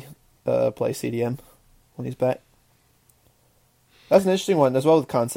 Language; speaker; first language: English; native; English